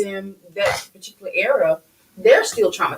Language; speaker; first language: English; native; English